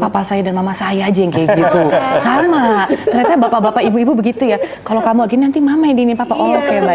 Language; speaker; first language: Indonesian; native; Indonesian